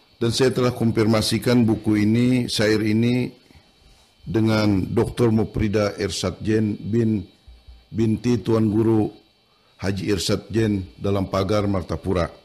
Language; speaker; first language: Indonesian; non-native, local second language; Banjar